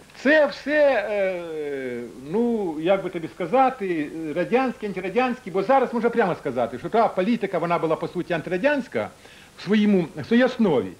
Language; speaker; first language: Ukrainian; native; Ukrainian